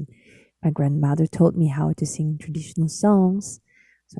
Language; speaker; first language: English; non-native, fluent; Yakut